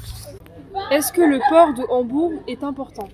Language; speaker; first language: French; native; French